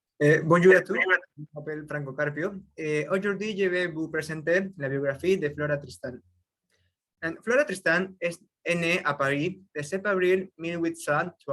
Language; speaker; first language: French; non-native, learner; Spanish